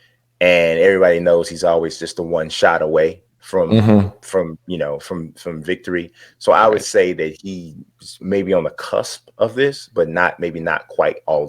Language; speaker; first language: English; native; English